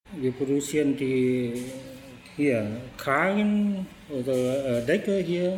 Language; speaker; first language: German; non-native, learner; Vietnamese